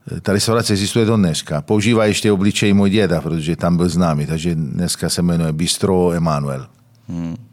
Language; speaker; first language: Czech; non-native, fluent; Italian